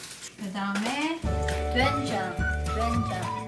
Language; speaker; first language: Korean; non-native, fluent; Cebuano